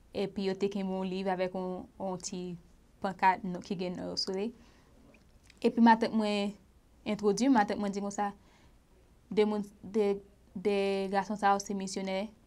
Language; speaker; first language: Haitian Creole; native; Haitian Creole